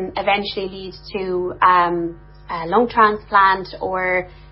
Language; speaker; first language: English; native; English